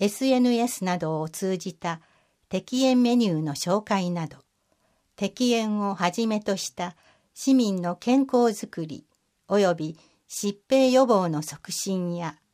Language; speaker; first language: Japanese; native; Japanese